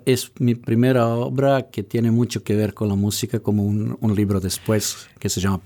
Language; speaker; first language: Spanish; non-native, fluent; Serbian